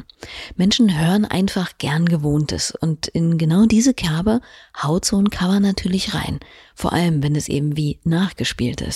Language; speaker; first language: German; native; German